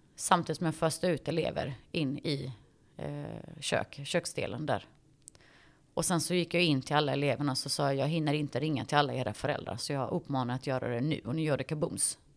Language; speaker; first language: Swedish; early bilingual, other home language; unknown